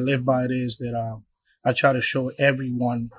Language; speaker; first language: English; early bilingual, other home language; Spanish